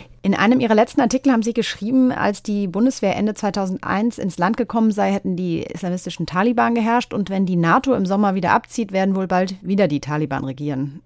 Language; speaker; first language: German; native; German